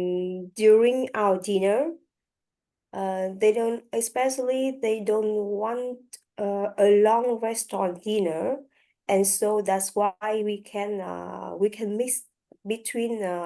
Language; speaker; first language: English; non-native, learner; French